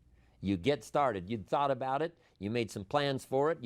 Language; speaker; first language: English; native; English